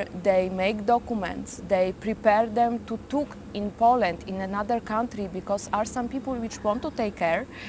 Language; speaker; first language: English; non-native, fluent; Polish